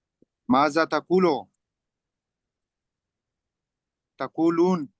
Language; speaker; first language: Arabic; non-native, learner; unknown